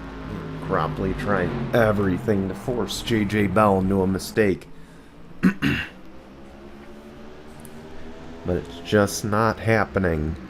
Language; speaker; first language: English; native; English